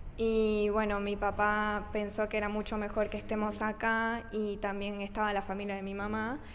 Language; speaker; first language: Spanish; early bilingual, other home language; Japanese